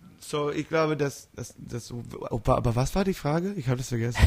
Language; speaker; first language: German; non-native, learner; English